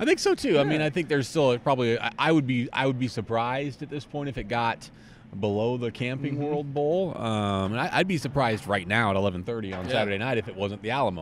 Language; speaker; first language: English; native; English